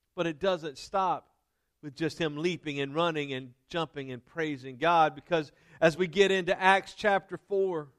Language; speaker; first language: English; native; English